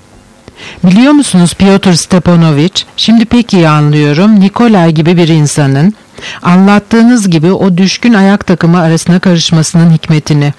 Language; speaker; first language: Turkish; native; Turkish